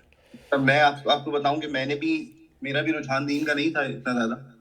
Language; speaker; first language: Urdu; native; Urdu